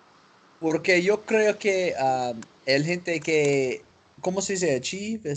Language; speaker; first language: Spanish; non-native, learner; English